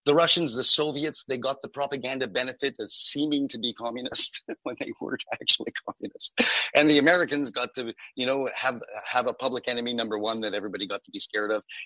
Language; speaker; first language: English; non-native, fluent; French